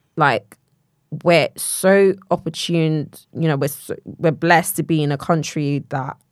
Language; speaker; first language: English; non-native, local second language; Yoruba